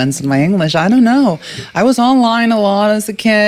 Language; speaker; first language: English; non-native, fluent; Norwegian